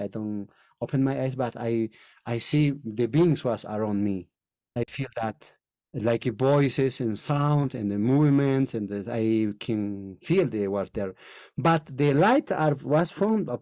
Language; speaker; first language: English; non-native, learner; Spanish